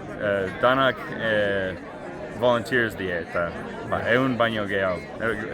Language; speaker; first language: Basque; non-native, learner; English